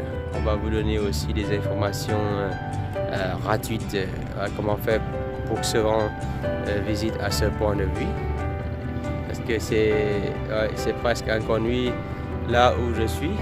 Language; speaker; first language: French; non-native, fluent; Vietnamese